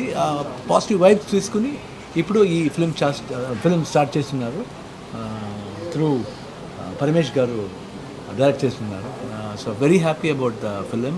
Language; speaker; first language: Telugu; non-native, learner; Kannada